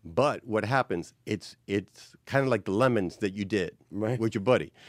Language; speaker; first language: English; native; English